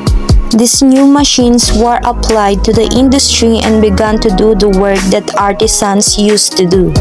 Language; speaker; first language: English; non-native, local second language; Filipino